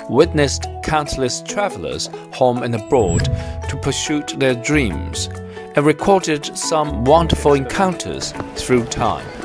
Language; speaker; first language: English; non-native, fluent; Uzbek